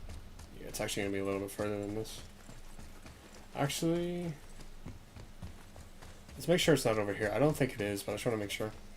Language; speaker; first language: English; native; English